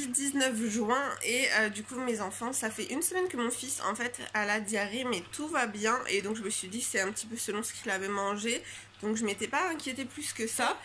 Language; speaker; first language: French; native; French